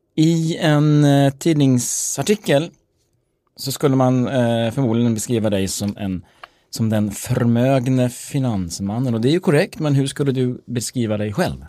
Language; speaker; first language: Swedish; native; Swedish